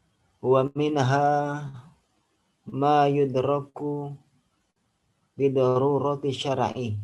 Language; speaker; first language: Arabic; non-native, fluent; Indonesian